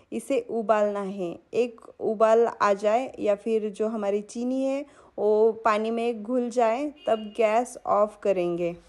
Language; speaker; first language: Hindi; non-native, local second language; Marathi